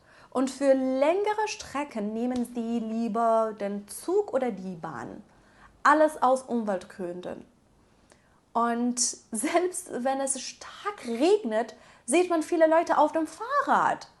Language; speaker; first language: German; non-native, fluent; Persian